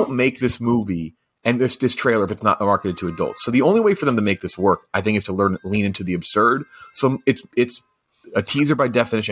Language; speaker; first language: English; native; English